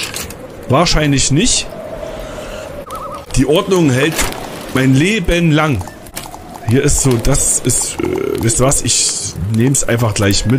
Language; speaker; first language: German; native; German